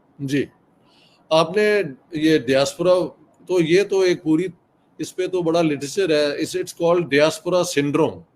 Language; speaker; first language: Urdu; non-native, local second language; Punjabi